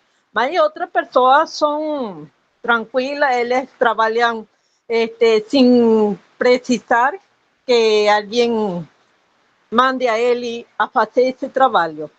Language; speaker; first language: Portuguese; non-native, fluent; Spanish